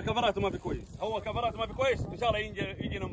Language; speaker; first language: Arabic; native; Arabic